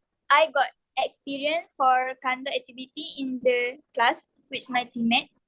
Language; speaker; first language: English; non-native, local second language; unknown